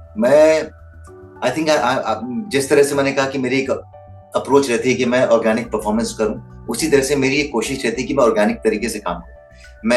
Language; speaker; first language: Hindi; native; Hindi